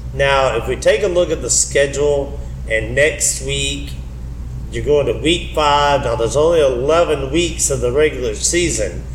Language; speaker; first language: English; native; English